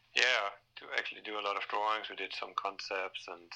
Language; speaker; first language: English; non-native, fluent; Danish